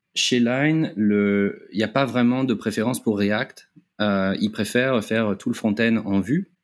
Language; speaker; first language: French; native; French